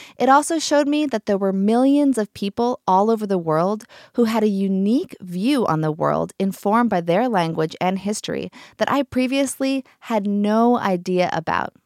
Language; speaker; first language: English; native; English